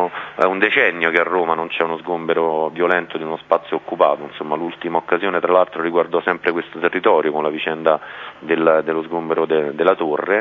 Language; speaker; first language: Italian; native; Italian